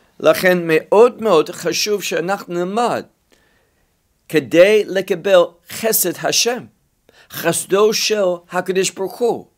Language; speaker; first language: Hebrew; non-native, fluent; English